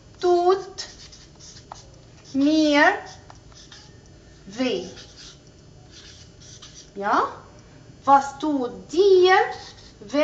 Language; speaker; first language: German; non-native, fluent; Arabic